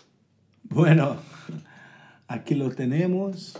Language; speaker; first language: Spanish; non-native, learner; Portuguese